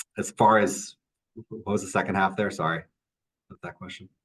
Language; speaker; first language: English; native; English